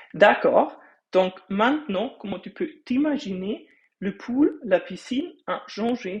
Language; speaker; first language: French; non-native, fluent; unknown